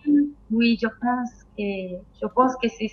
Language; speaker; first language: French; non-native, fluent; Spanish